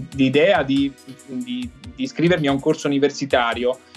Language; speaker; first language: Italian; native; Italian